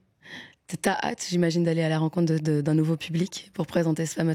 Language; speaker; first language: French; native; French